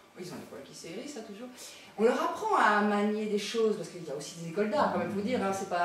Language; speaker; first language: French; native; French